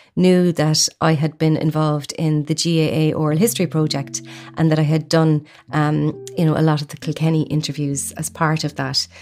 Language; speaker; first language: English; native; English